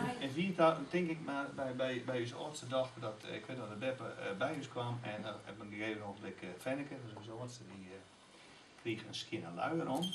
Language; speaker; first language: Dutch; non-native, local second language; Western Frisian